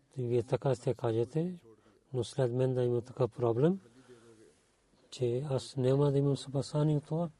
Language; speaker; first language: Bulgarian; non-native, learner; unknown